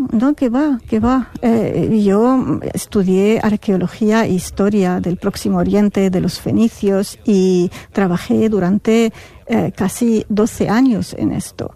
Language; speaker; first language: Spanish; non-native, fluent; Arabic